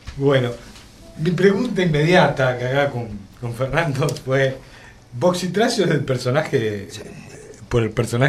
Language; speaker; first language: Spanish; native; Spanish